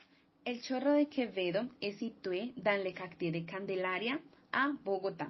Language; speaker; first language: French; non-native, learner; Spanish